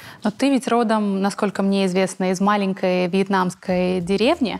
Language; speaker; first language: Russian; native; Russian